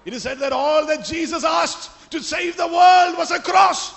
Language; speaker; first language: English; non-native, local second language; Malayalam